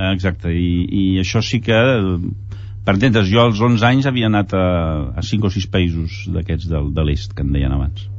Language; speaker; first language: Catalan; early bilingual, heritage; Catalan